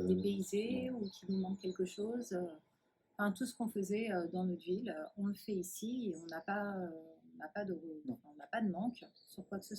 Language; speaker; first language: French; native; French